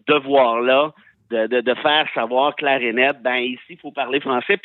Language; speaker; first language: French; native; French